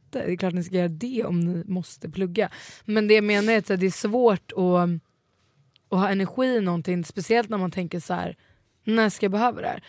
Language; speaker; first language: Swedish; early bilingual, other home language; Kurdish